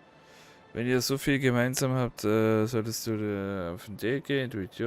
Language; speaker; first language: German; native; German